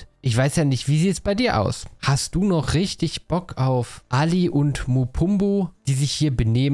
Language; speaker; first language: German; native; German